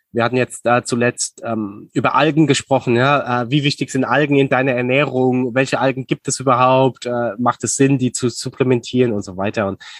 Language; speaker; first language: German; native; German